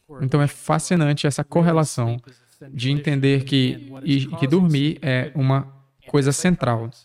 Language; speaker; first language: Portuguese; non-native, fluent; English